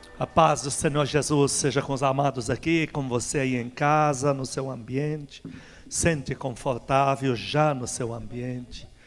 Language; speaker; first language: Portuguese; non-native, fluent; Arabic